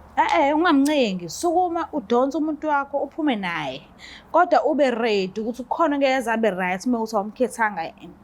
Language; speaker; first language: Zulu; native; Zulu